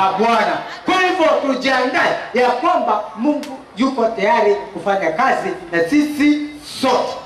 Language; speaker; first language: Swahili; non-native, local second language; Kamba